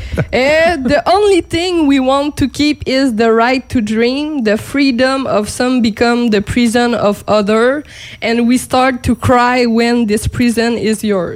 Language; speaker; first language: English; non-native, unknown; French